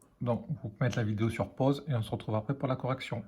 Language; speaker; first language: French; native; French